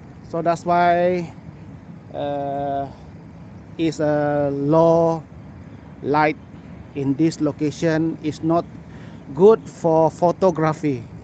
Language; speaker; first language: English; non-native, local second language; Malay